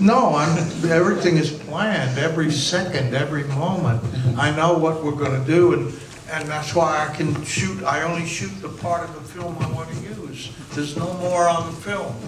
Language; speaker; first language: English; native; English